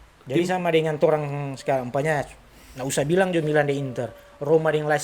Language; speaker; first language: Indonesian; non-native, local second language; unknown